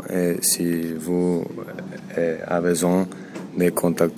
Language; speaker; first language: French; non-native, learner; English